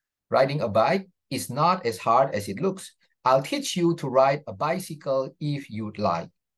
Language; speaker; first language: English; non-native, fluent; Indonesian